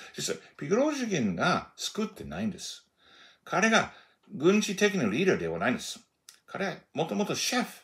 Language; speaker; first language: Japanese; non-native, fluent; English